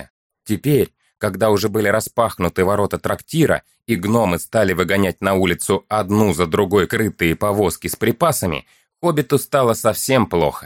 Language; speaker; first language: Russian; native; Russian